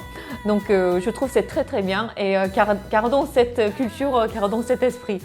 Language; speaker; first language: French; non-native, fluent; Korean